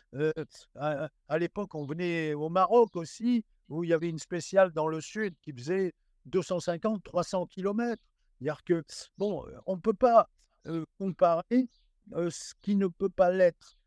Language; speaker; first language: French; native; French